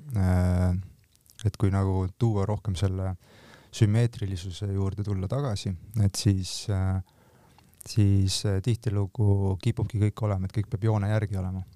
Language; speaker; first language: Estonian; native; Estonian